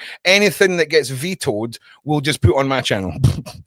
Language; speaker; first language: English; native; English